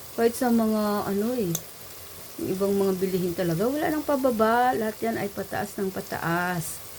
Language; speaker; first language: Filipino; non-native, local second language; Bikol